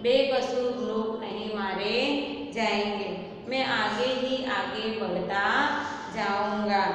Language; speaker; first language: Hindi; non-native, local second language; Gujarati